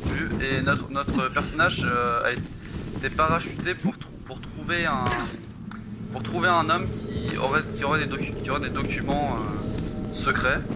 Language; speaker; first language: French; native; French